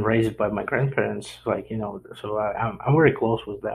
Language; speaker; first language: English; non-native, fluent; Ukrainian